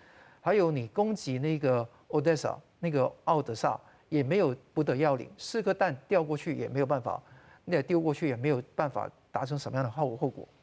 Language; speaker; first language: Chinese; non-native, local second language; Cantonese